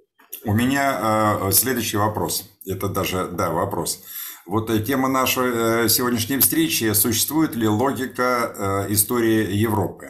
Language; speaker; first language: Russian; native; Russian